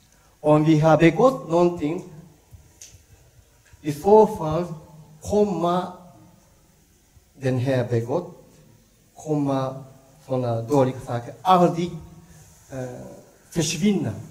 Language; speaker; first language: Swedish; non-native, learner; Japanese